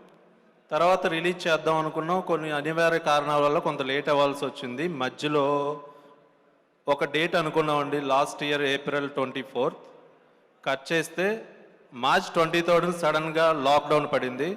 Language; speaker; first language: Telugu; native; Telugu